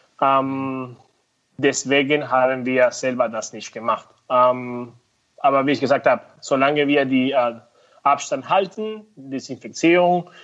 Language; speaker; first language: German; non-native, fluent; Spanish